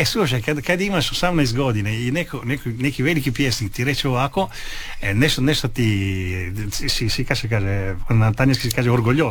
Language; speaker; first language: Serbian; early bilingual, heritage; Italian